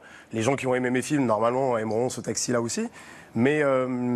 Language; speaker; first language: French; native; French